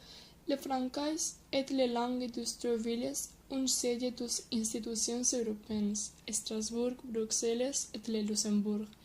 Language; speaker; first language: French; non-native, learner; Spanish